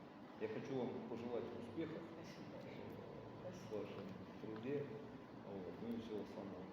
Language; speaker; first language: Russian; non-native, local second language; Azerbaijani